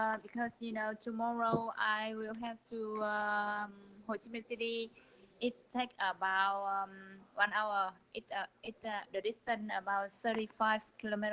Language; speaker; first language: English; non-native, learner; Vietnamese